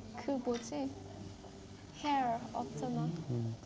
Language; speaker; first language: Korean; non-native, learner; Vietnamese